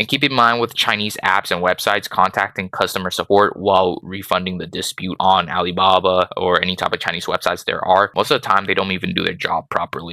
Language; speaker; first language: English; native; English